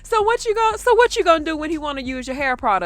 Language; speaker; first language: English; native; English